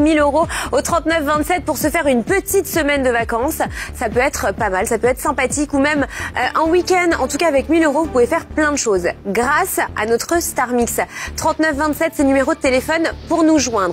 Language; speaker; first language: French; native; French